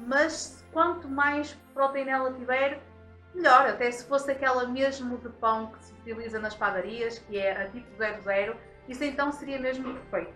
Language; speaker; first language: Portuguese; native; Portuguese